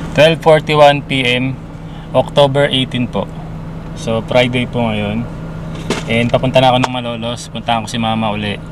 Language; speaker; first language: Filipino; native; Filipino